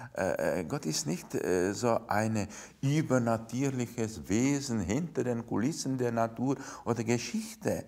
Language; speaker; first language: German; non-native, fluent; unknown